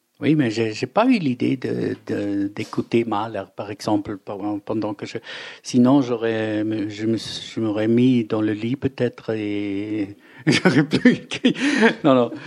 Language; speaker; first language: French; non-native, fluent; German